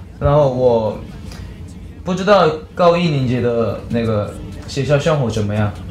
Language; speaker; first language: Chinese; non-native, learner; Korean